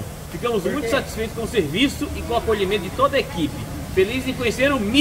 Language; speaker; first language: Portuguese; native; Portuguese